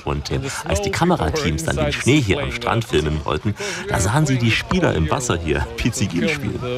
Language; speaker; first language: German; native; German